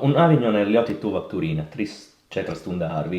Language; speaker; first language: Latvian; non-native, learner; Italian